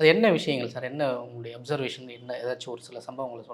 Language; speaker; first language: Tamil; native; Tamil